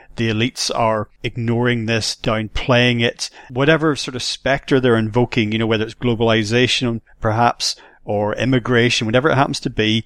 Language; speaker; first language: English; native; English